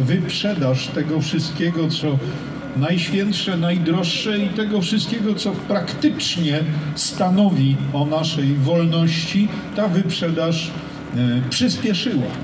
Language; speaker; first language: Polish; native; Polish